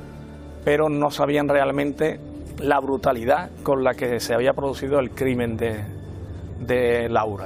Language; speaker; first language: Spanish; native; Spanish